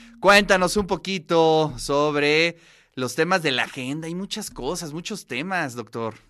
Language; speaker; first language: Spanish; native; Spanish